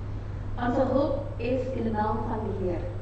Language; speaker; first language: Dutch; non-native, fluent; Indonesian